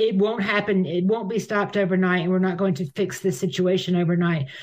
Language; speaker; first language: English; native; English